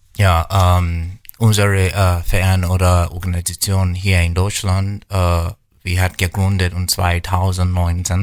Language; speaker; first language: German; non-native, learner; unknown